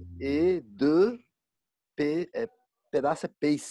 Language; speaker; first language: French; non-native, learner; Portuguese